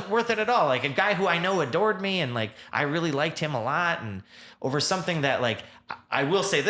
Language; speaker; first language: English; native; English